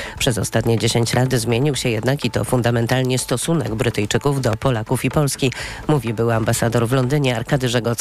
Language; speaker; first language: Polish; native; Polish